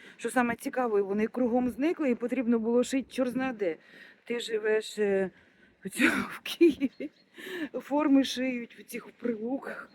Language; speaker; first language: Ukrainian; non-native, local second language; Russian